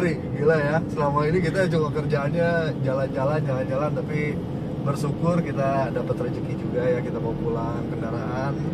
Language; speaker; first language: Indonesian; native; Indonesian